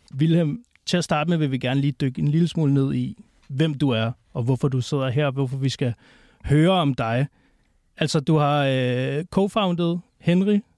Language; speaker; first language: Danish; native; Danish